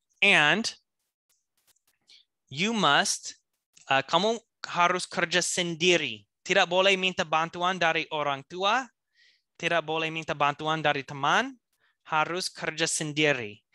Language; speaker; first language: Indonesian; non-native, fluent; English